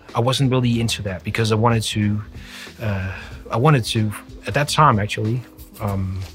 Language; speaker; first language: English; non-native, fluent; Danish